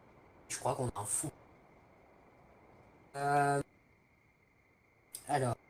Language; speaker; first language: French; native; French